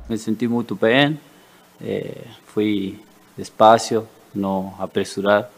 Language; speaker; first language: Portuguese; non-native, learner; Spanish